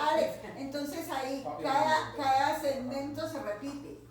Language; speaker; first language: Spanish; native; Spanish